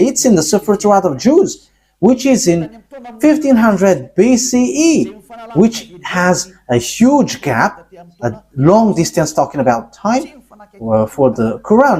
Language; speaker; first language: English; non-native, fluent; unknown